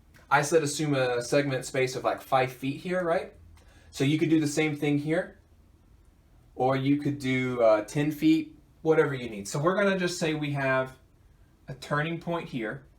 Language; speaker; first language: English; native; English